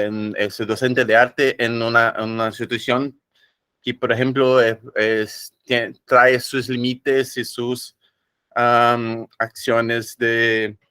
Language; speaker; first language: Spanish; non-native, fluent; Portuguese